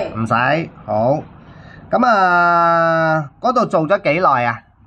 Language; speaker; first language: Cantonese; native; Cantonese